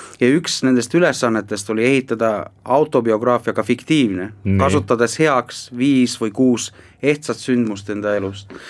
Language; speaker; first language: Estonian; non-native, local second language; Finnish